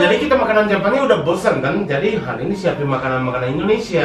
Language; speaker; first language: Indonesian; non-native, fluent; Japanese